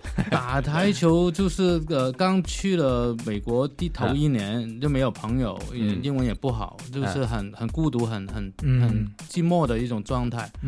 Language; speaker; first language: Chinese; non-native, fluent; Cantonese